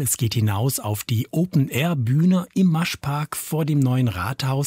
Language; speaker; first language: German; native; German